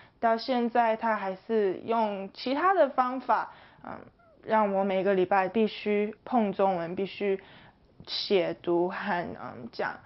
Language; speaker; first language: Chinese; early bilingual, heritage; Chinese